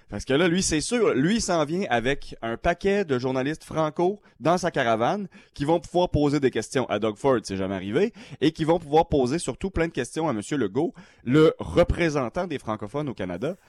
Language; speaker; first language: French; native; French